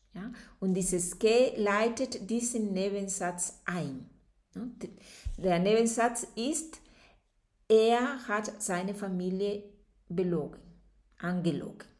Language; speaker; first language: German; non-native, fluent; Spanish